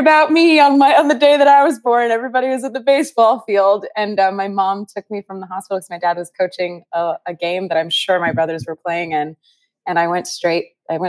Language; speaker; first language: English; native; English